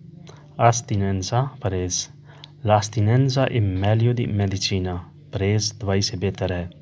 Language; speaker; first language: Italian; non-native, learner; Urdu